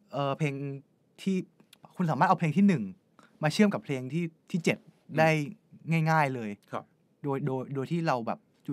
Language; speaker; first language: Thai; native; Thai